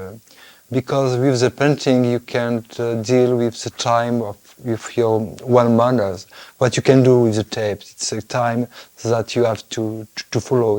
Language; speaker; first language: English; non-native, fluent; French